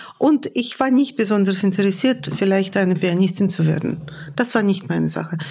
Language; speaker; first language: German; non-native, fluent; Russian